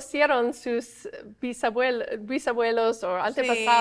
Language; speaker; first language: Spanish; non-native, fluent; English